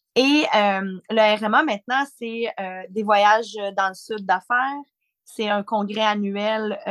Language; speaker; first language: French; native; French